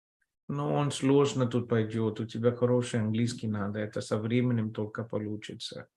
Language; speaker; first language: Russian; non-native, fluent; Telugu